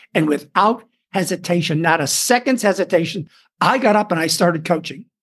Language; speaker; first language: English; native; English